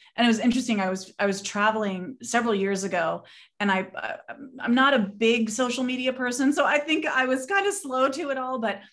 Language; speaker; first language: English; native; English